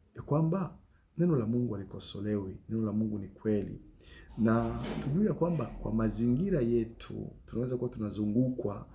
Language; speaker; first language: Swahili; native; Swahili